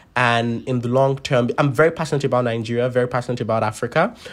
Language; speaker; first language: English; non-native, local second language; Yoruba